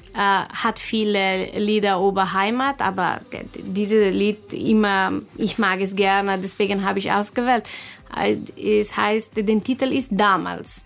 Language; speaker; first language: German; non-native, fluent; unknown